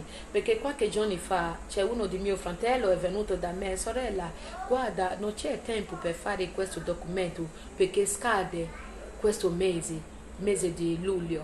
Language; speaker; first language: Italian; non-native, learner; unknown